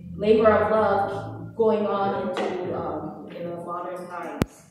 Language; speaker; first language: English; native; English